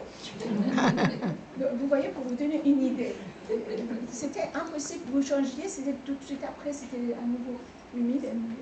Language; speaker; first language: French; non-native, fluent; Persian